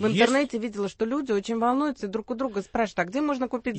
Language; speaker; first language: Russian; native; Russian